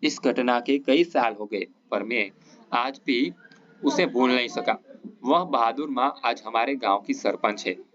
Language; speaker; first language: Hindi; non-native, local second language; Gujarati